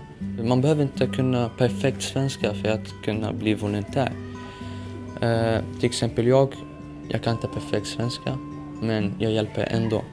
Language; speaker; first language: Swedish; non-native, fluent; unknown